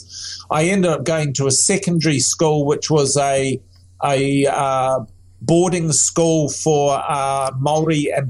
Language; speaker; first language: English; native; English